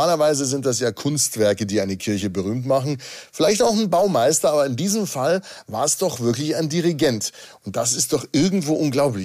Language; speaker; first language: German; native; German